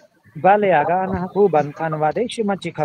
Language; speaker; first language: Persian; non-native, learner; Urdu